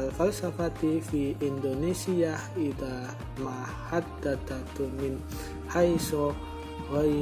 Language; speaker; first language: Arabic; non-native, learner; Indonesian